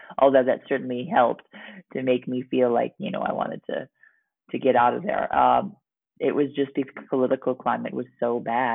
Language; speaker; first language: English; native; English